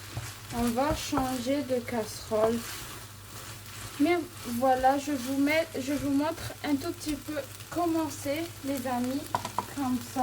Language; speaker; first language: French; non-native, local second language; Malagasy